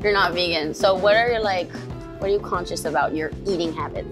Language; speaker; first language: English; native; English